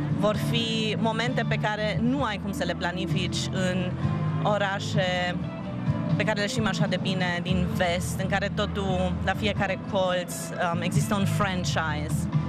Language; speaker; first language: Romanian; native; Romanian